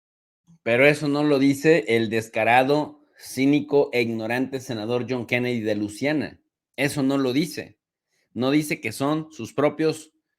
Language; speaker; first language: Spanish; native; Spanish